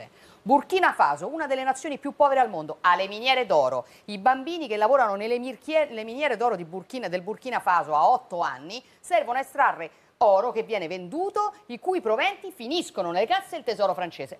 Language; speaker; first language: Italian; native; Italian